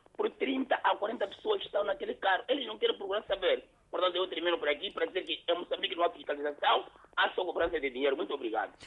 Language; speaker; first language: Portuguese; non-native, local second language; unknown